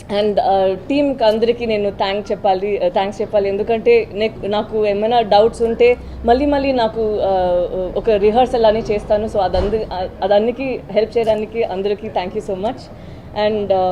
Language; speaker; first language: Telugu; non-native, learner; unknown